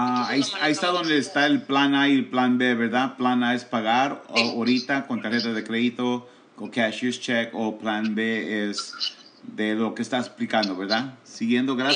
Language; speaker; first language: Spanish; early bilingual, heritage; Spanish